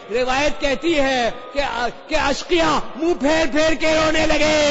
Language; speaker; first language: Urdu; native; Urdu